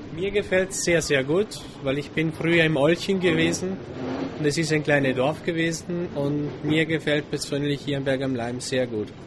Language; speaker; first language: German; non-native, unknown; Italian